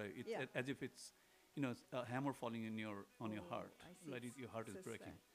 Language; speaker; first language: English; non-native, local second language; Assamese